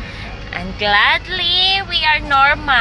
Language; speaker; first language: English; non-native, local second language; Filipino